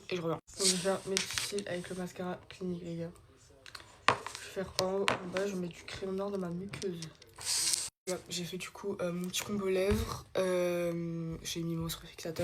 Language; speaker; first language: French; native; French